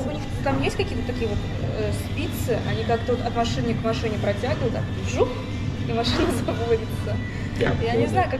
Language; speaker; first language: Russian; native; Russian